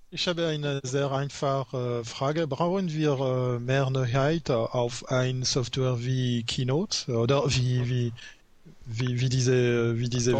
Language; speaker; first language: German; non-native, learner; French